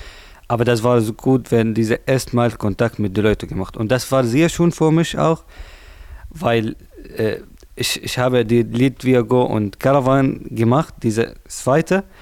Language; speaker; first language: German; non-native, learner; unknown